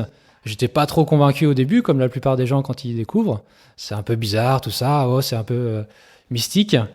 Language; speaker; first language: French; native; French